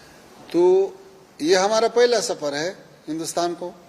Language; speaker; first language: Hindi; non-native, learner; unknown